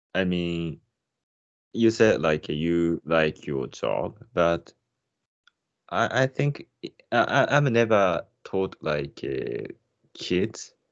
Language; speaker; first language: English; non-native, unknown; Japanese